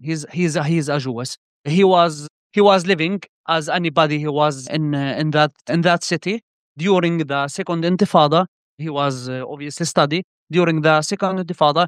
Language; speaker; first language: English; non-native, learner; Arabic